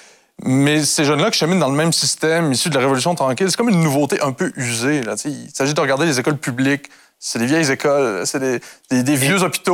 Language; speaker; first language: French; native; French